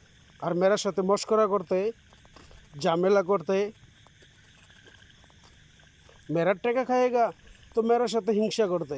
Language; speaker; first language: Hindi; non-native, learner; Bangla